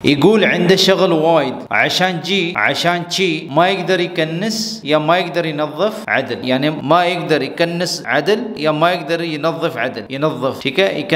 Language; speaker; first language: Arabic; non-native, fluent; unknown